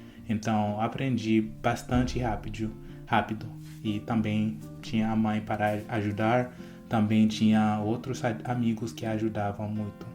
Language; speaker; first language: Portuguese; non-native, fluent; English